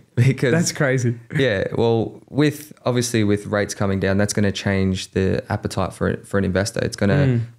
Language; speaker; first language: English; native; English